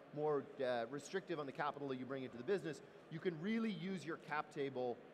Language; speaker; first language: English; native; English